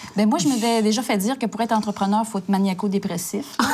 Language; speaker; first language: French; native; French